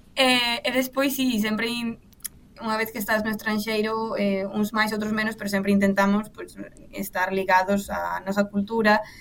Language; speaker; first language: Galician; native; Galician